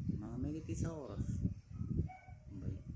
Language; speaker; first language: Filipino; non-native, learner; Punjabi